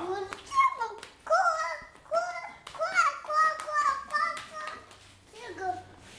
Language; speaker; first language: Chinese; early bilingual, heritage; Chinese